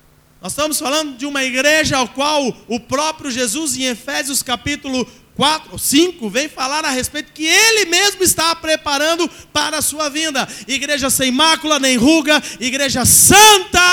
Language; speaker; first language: Portuguese; native; Portuguese